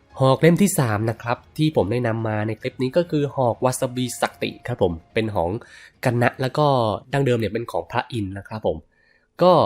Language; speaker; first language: Thai; native; Thai